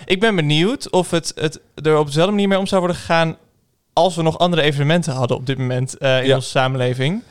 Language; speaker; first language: Dutch; native; Dutch